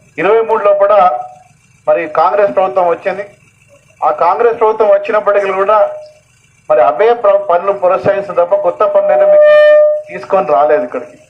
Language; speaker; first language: Telugu; native; Telugu